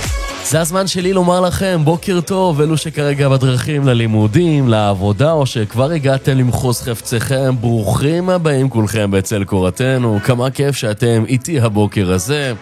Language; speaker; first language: Hebrew; native; Hebrew